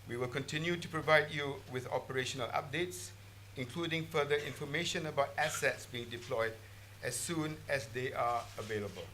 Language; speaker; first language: English; non-native, local second language; Malay